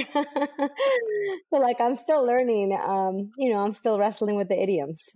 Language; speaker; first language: English; early bilingual, other home language; Spanish